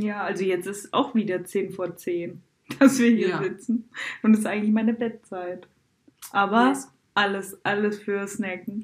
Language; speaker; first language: German; native; German